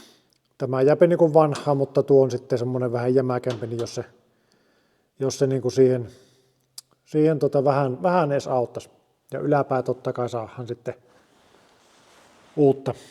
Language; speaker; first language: Finnish; native; Finnish